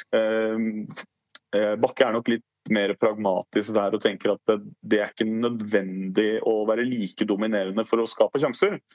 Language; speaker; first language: Norwegian; native; Norwegian